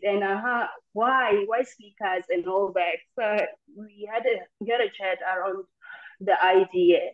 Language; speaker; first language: English; non-native, local second language; Xhosa